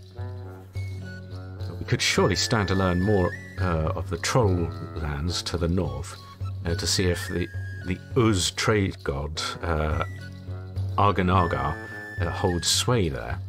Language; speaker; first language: English; native; English